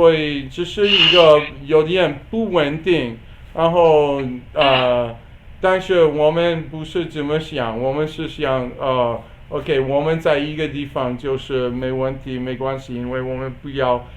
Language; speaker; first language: Chinese; non-native, learner; English